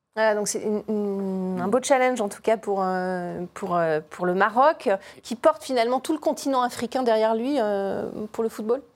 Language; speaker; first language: French; native; French